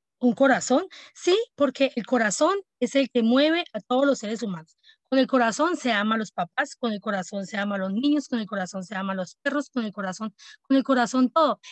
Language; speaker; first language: Spanish; native; Spanish